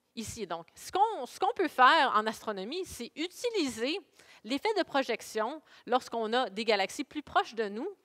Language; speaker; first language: French; native; French